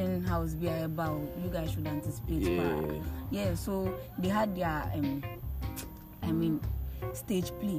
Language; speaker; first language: English; non-native, local second language; Akan